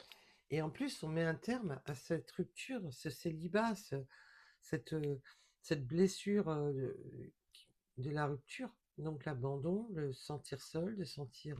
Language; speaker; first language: French; native; French